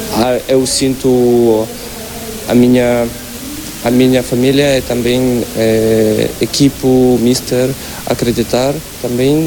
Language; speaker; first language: Portuguese; non-native, learner; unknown